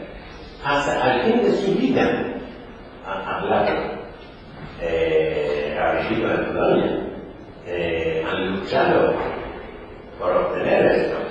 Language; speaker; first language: Spanish; non-native, fluent; Polish